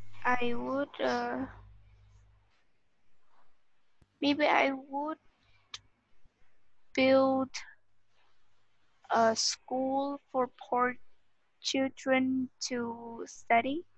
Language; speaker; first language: English; non-native, learner; Vietnamese